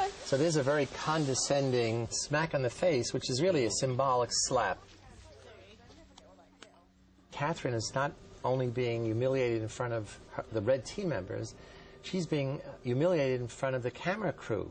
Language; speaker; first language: English; native; English